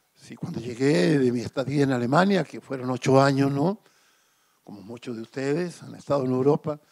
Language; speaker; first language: Spanish; native; Spanish